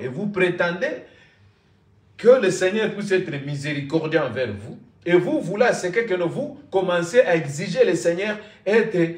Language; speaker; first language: French; non-native, local second language; Lingala